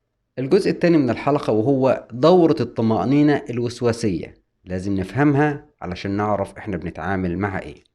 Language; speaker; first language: Arabic; native; Arabic